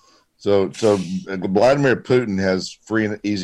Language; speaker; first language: English; native; English